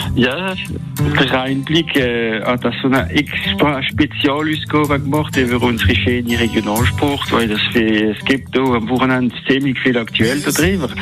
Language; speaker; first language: German; non-native, local second language; French